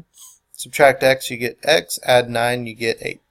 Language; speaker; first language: English; native; English